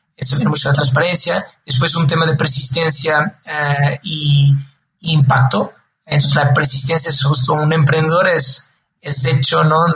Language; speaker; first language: Spanish; non-native, fluent; Portuguese